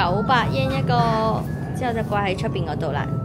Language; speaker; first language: Cantonese; native; Cantonese